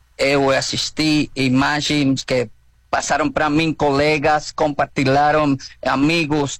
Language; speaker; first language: Portuguese; non-native, learner; Spanish